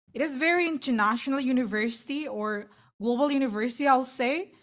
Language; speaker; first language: English; non-native, fluent; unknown